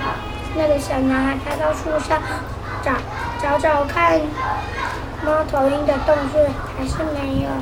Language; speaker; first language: Chinese; native; Chinese